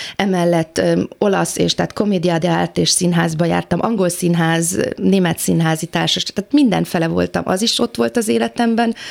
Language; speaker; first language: Hungarian; native; Hungarian